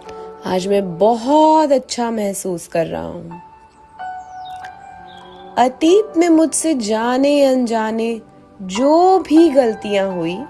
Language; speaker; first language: Hindi; native; Hindi